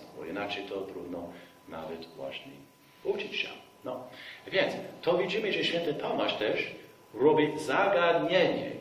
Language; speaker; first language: Polish; non-native, fluent; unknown